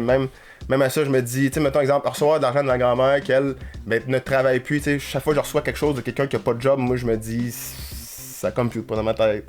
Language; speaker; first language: French; native; French